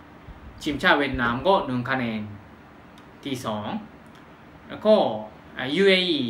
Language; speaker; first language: Thai; non-native, fluent; Japanese